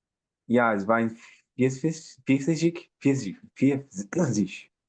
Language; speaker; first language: German; non-native, learner; Portuguese